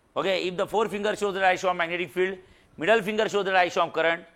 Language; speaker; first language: English; non-native, local second language; Marathi